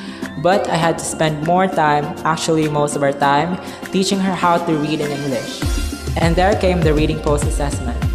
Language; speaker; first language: English; non-native, local second language; Cebuano